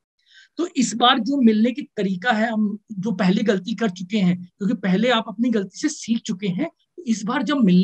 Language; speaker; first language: Hindi; native; Hindi